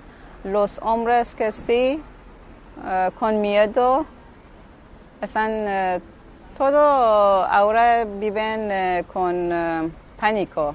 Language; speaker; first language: Spanish; non-native, learner; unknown